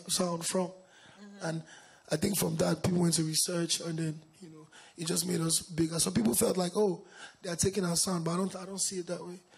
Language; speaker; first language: English; non-native, local second language; Yoruba